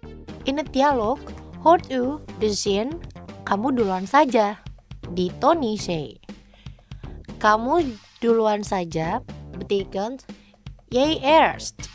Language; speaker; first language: Dutch; non-native, learner; Indonesian